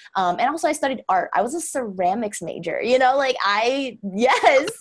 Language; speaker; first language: English; non-native, fluent; Chinese